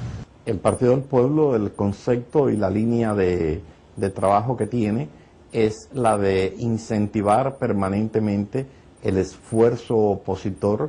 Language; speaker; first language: Spanish; native; Spanish